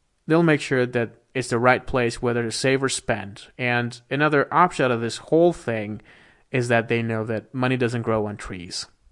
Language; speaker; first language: English; non-native, fluent; Persian